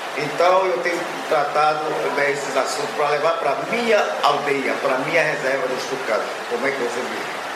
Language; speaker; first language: Portuguese; non-native, local second language; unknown